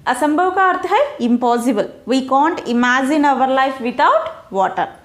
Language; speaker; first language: Hindi; non-native, local second language; Telugu